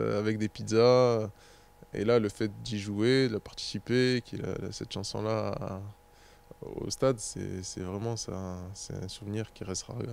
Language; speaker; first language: French; native; French